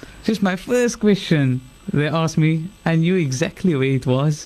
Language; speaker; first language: English; native; English